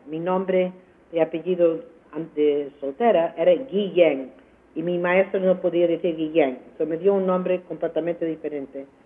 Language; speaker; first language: Spanish; early bilingual, heritage; Spanish